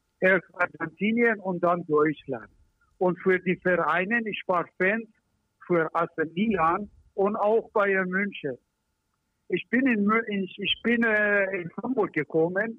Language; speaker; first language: German; non-native, learner; Persian